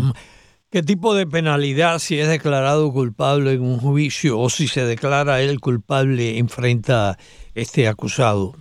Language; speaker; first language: Spanish; native; Spanish